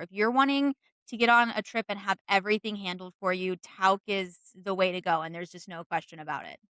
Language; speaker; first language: English; native; English